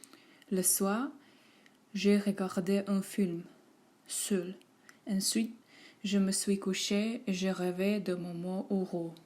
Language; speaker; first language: French; non-native, learner; Slovenian